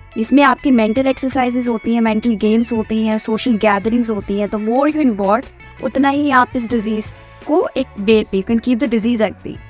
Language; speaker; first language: Hindi; native; Hindi